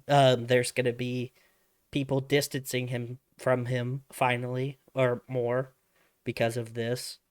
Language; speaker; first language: English; native; English